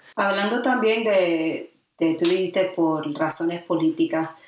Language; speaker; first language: Spanish; early bilingual, heritage; Spanish